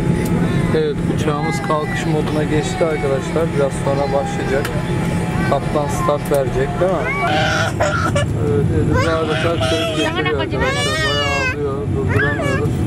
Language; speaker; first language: Turkish; native; Turkish